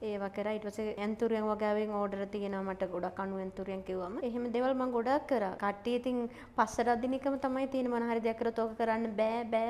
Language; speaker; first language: Sinhala; native; Sinhala